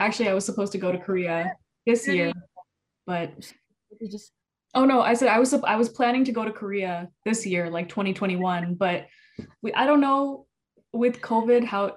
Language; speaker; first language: English; native; English